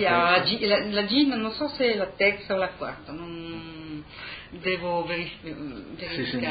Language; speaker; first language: Italian; early bilingual, heritage; Italian